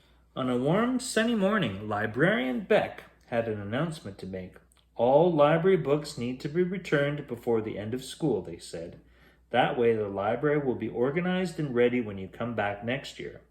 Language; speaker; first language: English; native; English